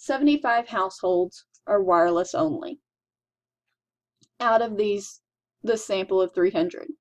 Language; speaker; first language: English; native; English